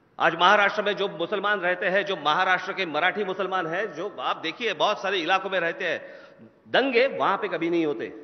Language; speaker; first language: Hindi; non-native, local second language; Marathi